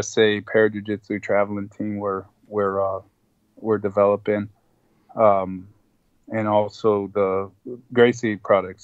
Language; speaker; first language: English; non-native, fluent; Spanish